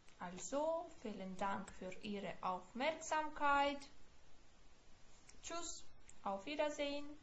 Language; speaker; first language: German; non-native, fluent; Ukrainian